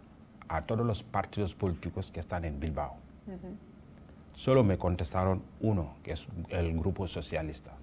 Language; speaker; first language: Spanish; non-native, fluent; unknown